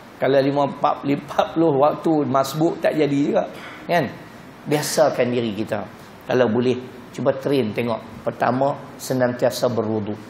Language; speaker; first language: Malay; native; Malay